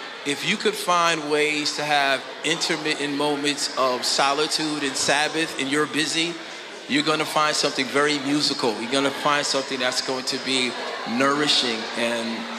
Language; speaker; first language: English; native; English